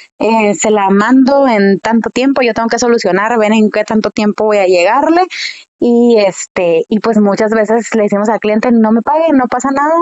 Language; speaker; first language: Spanish; early bilingual, heritage; Spanish